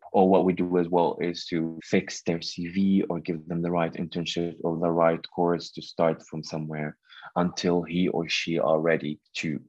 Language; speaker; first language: English; non-native, fluent; Arabic